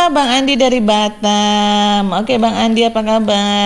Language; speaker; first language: Indonesian; native; Indonesian